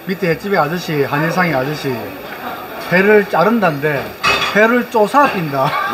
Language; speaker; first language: Korean; native; Korean